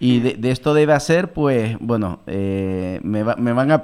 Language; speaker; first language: Spanish; native; Spanish